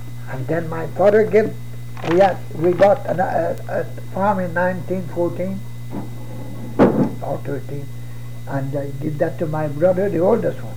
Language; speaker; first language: English; non-native, fluent; French